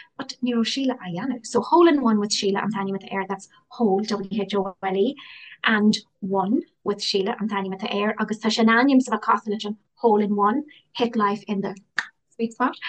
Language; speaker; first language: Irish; non-native, local second language; English